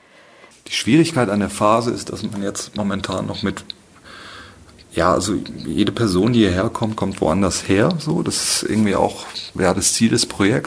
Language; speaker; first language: German; native; German